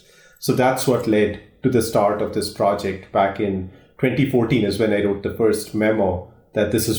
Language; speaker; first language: English; non-native, local second language; Hindi